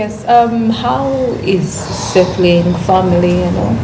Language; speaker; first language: English; non-native, local second language; Ganda